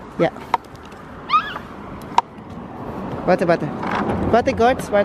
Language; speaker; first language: German; non-native, learner; Filipino